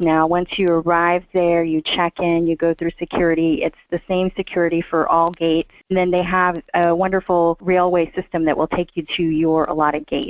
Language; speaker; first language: English; native; English